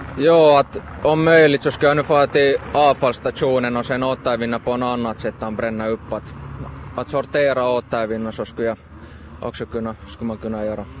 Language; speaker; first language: Swedish; native; Swedish